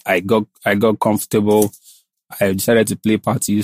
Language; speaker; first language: English; non-native, local second language; Igbo